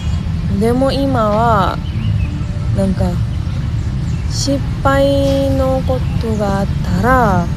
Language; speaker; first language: Japanese; non-native, learner; Indonesian